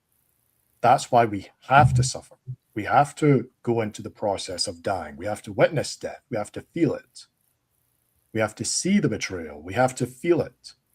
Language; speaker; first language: English; native; English